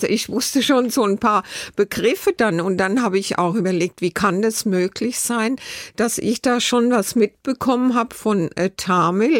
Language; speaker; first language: German; native; German